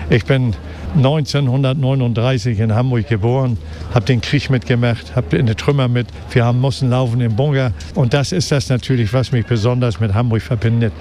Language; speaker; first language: German; native; German